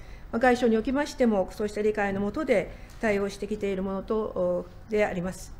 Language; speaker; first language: Japanese; native; Japanese